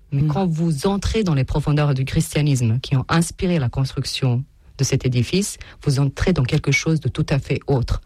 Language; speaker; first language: French; non-native, fluent; Serbian